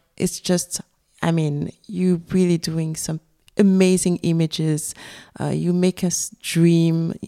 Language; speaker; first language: English; non-native, fluent; French